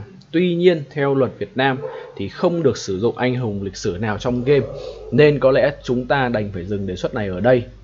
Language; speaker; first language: Vietnamese; native; Vietnamese